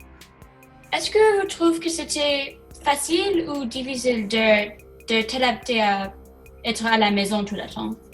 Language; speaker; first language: French; non-native, learner; English